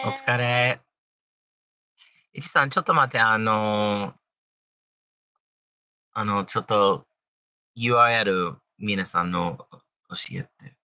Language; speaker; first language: Japanese; non-native, learner; English